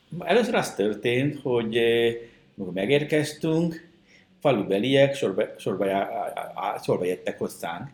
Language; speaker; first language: Hungarian; non-native, fluent; Sinhala